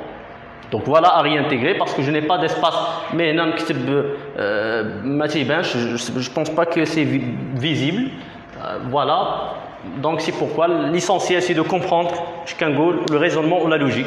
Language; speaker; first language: French; non-native, local second language; Arabic